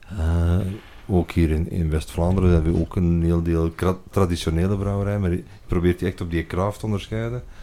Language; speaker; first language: Dutch; native; Dutch